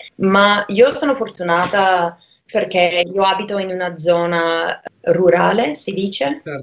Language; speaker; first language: Italian; non-native, fluent; English